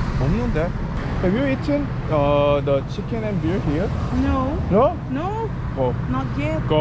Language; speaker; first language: English; non-native, learner; Korean